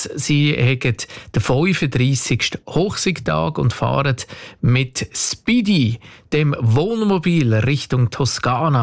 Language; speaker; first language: German; native; German